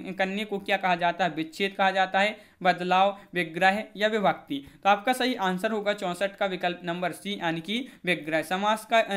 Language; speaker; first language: Hindi; native; Hindi